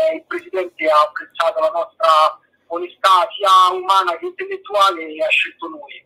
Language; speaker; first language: Italian; native; Italian